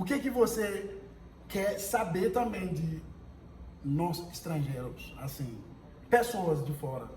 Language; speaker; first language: Portuguese; non-native, fluent; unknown